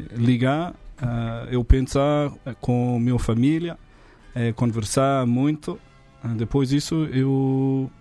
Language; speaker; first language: Portuguese; non-native, learner; English